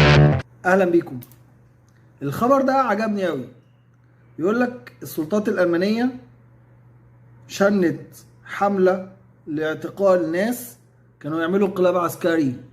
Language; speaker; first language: Arabic; native; Arabic